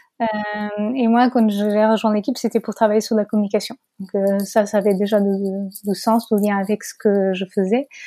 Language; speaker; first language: French; non-native, fluent; Portuguese